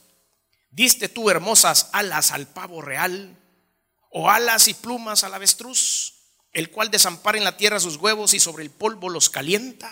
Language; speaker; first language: Spanish; native; Spanish